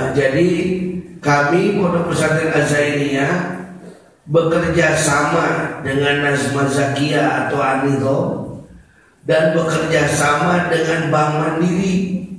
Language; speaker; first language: Malay; non-native, local second language; Sundanese